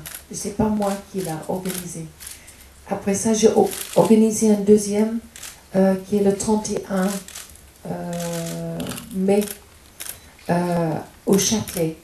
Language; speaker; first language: French; non-native, fluent; English